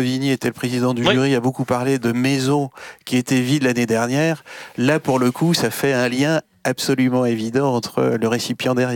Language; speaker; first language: French; native; French